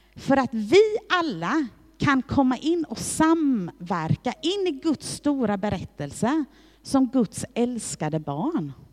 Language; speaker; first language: Swedish; native; Swedish